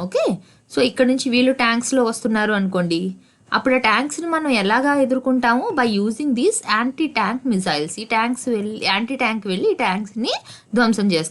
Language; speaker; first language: Telugu; native; Telugu